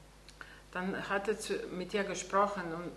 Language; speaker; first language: German; non-native, fluent; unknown